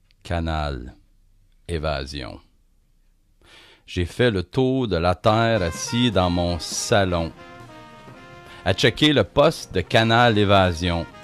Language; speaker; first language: French; native; French